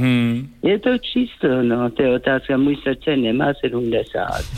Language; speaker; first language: Czech; non-native, fluent; French